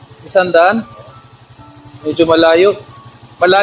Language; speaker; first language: Filipino; non-native, learner; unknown